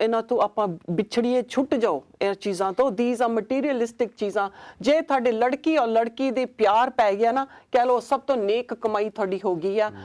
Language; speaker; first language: Punjabi; early bilingual, heritage; Punjabi